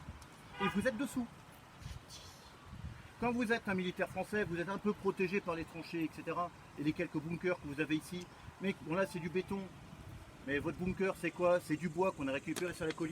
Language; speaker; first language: French; native; French